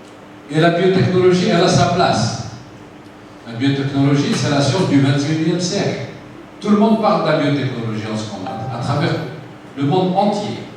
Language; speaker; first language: French; non-native, local second language; Arabic